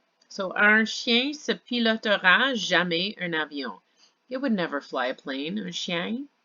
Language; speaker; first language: French; non-native, fluent; English